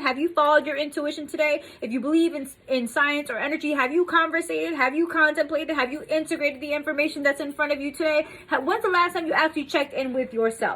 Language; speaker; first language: English; native; English